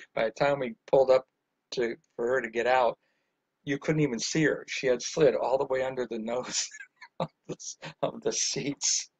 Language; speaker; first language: English; native; English